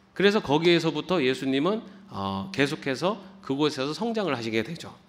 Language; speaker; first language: Korean; native; Korean